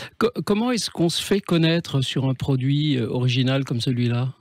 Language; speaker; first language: French; native; French